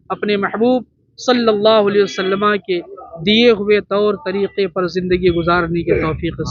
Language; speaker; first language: Urdu; native; Urdu